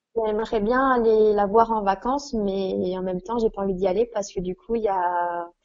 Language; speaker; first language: French; native; French